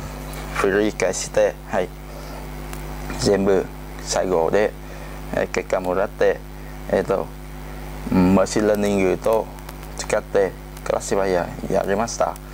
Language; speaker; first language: Japanese; non-native, learner; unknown